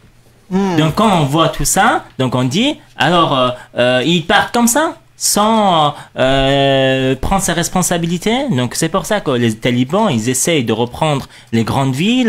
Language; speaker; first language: French; non-native, fluent; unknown